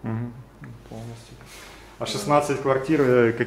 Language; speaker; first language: Russian; native; Russian